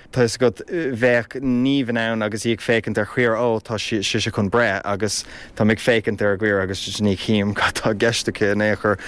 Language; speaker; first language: Irish; non-native, local second language; English